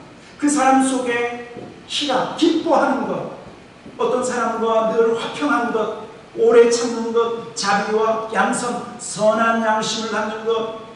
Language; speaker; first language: Korean; native; Korean